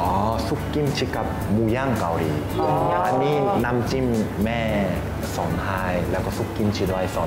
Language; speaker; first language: Thai; non-native, learner; Korean